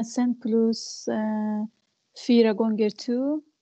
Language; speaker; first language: Swedish; non-native, learner; Arabic